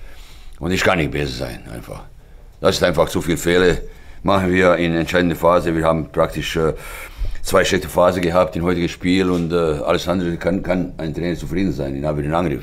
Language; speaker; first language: German; non-native, fluent; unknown